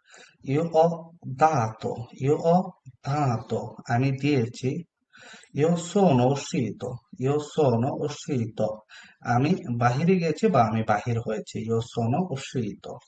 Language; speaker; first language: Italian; non-native, learner; Bangla